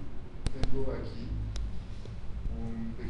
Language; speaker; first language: Spanish; non-native, fluent; French